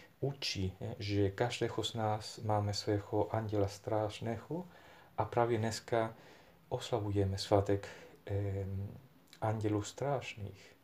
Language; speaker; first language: Czech; non-native, fluent; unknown